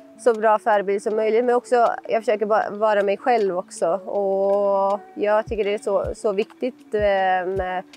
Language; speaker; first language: Swedish; early bilingual, other home language; Albanian